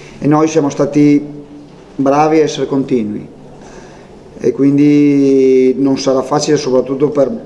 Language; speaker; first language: Italian; native; Italian